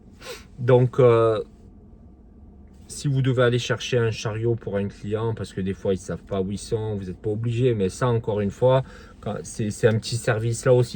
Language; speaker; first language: French; native; French